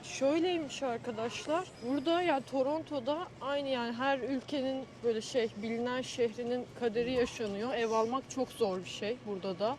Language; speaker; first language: Turkish; native; Turkish